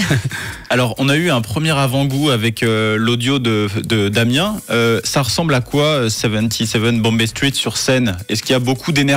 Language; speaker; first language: French; native; French